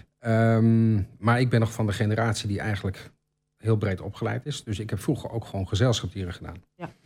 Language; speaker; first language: Dutch; native; Dutch